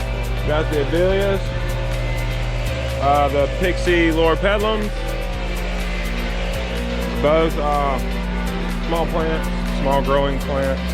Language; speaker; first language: English; native; English